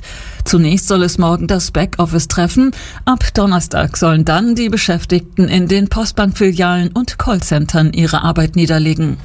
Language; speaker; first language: German; native; German